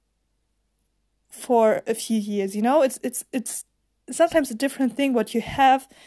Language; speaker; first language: English; non-native, fluent; German